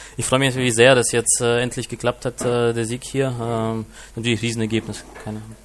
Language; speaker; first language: German; non-native, fluent; Russian